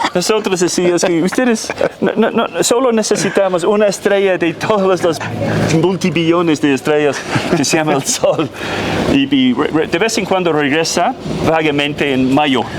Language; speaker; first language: Spanish; non-native, fluent; English